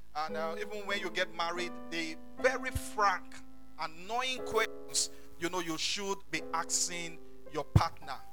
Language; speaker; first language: English; non-native, local second language; Yoruba